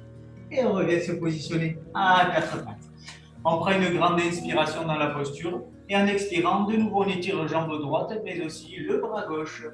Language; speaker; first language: French; native; French